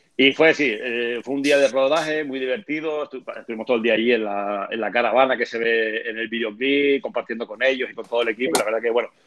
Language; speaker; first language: Spanish; native; Spanish